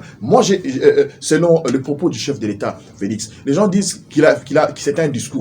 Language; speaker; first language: French; non-native, local second language; Lingala